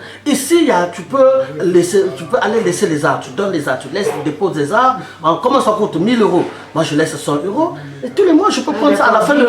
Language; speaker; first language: French; non-native, local second language; Lingala